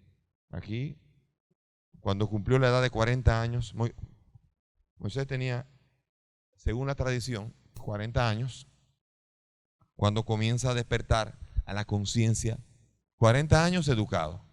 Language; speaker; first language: Spanish; native; Spanish